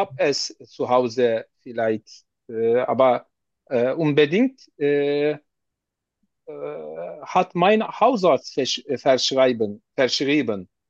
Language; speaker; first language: German; non-native, learner; Turkish